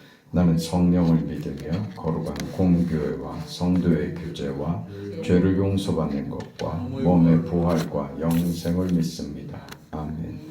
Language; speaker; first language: Korean; native; Korean